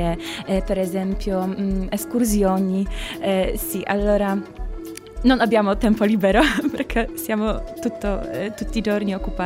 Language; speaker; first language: Italian; non-native, learner; Polish